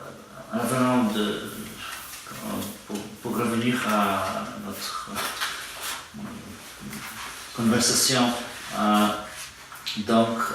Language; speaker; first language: French; non-native, fluent; Polish